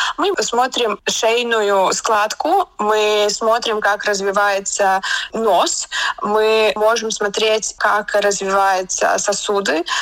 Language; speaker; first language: Russian; native; Russian